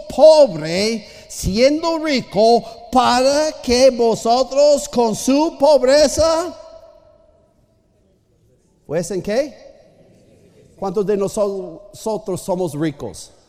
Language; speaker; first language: Spanish; non-native, fluent; English